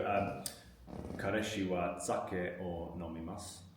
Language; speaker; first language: Japanese; non-native, learner; English